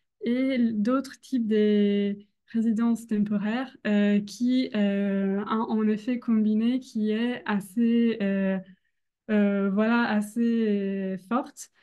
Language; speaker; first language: French; non-native, fluent; Italian